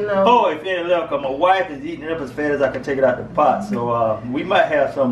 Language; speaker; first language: English; native; English